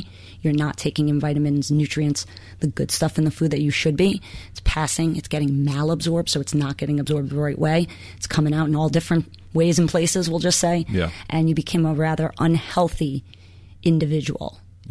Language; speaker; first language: English; native; English